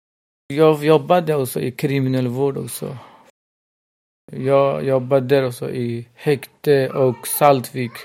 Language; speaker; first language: Swedish; non-native, local second language; Burmese